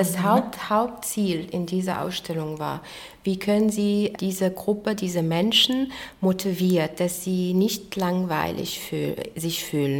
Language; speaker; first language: German; non-native, fluent; Arabic